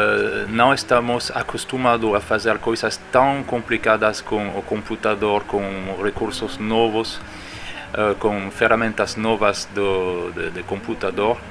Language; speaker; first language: Portuguese; non-native, fluent; French